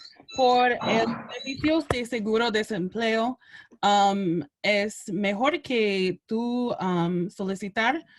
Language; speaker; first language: Spanish; non-native, learner; English